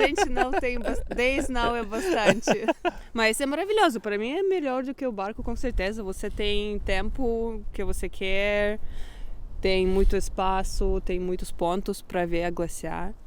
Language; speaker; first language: Portuguese; non-native, fluent; Russian